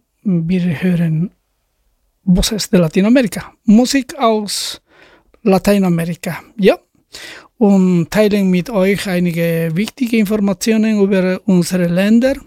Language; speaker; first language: German; non-native, learner; Spanish